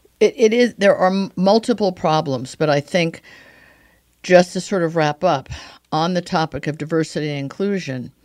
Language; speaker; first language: English; native; English